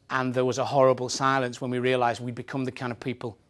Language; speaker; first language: English; native; English